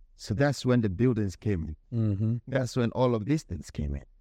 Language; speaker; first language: English; non-native, local second language; Akan